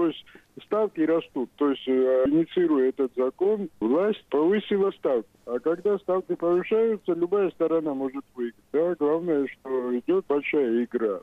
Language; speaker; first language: Russian; non-native, local second language; Georgian